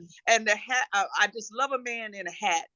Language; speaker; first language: English; native; English